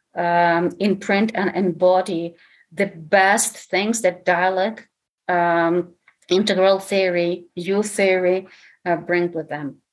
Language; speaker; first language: English; non-native, fluent; Ukrainian